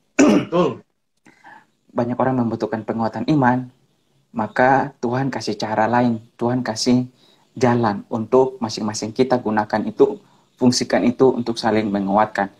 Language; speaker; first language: Indonesian; native; Indonesian